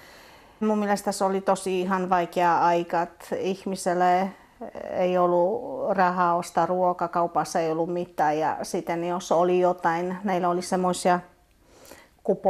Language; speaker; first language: Finnish; non-native, fluent; Polish